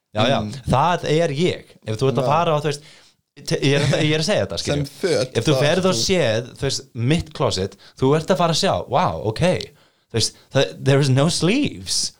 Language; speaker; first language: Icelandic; early bilingual, heritage; English